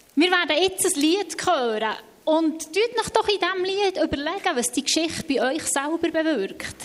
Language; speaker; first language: German; native; German